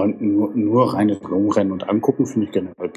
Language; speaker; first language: German; native; German